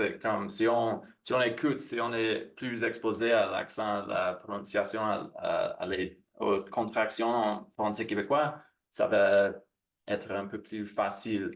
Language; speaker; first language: French; non-native, fluent; English